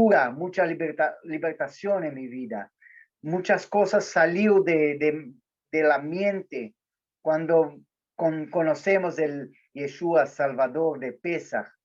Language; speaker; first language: Spanish; non-native, fluent; Portuguese